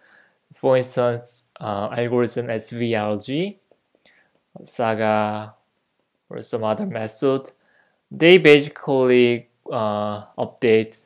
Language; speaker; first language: English; non-native, fluent; Korean